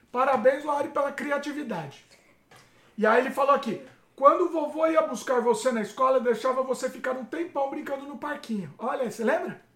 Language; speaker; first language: Portuguese; native; Portuguese